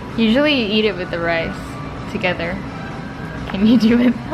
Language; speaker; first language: English; non-native, fluent; Indonesian